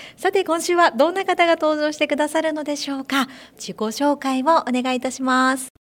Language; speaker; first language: Japanese; native; Japanese